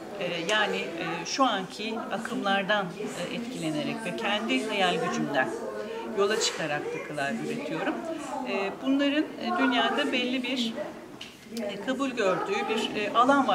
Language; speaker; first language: Turkish; native; Turkish